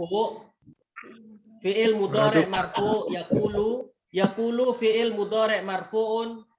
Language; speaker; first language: Arabic; non-native, learner; Indonesian